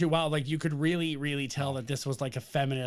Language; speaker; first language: English; native; English